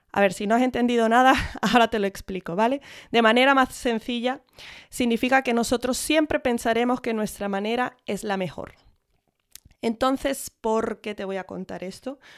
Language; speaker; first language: Spanish; early bilingual, other home language; English